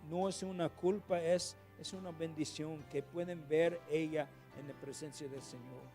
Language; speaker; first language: Spanish; non-native, learner; English